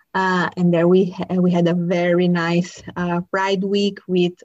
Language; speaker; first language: English; non-native, fluent; Portuguese